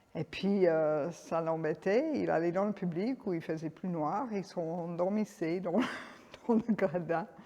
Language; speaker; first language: French; non-native, fluent; English